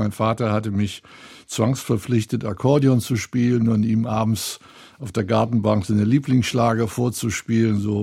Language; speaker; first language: German; native; German